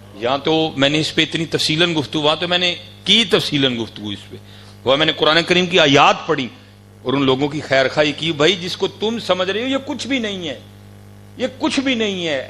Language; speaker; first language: Urdu; non-native, local second language; Punjabi